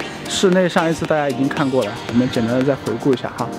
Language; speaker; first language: Chinese; native; Chinese